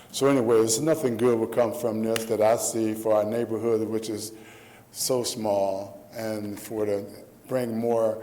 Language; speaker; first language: English; native; English